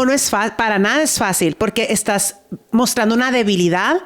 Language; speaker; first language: Spanish; native; Spanish